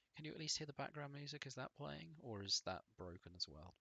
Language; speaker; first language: English; native; English